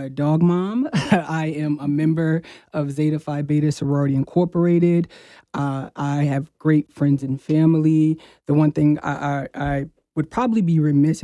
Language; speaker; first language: English; native; English